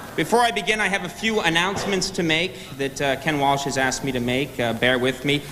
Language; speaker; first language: English; native; English